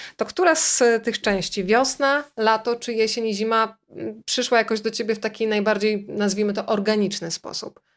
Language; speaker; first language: Polish; native; Polish